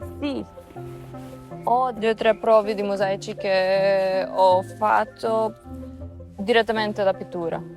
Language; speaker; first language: Italian; non-native, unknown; Macedonian